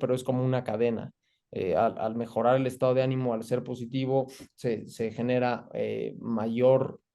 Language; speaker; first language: Spanish; native; Spanish